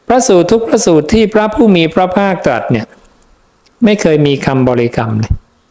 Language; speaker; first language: Thai; native; Thai